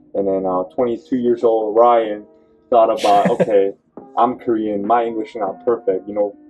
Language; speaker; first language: English; non-native, learner; Korean